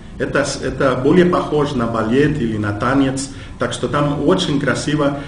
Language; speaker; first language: Russian; non-native, fluent; English